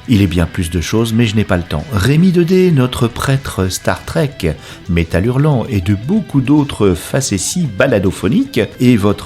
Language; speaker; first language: French; native; French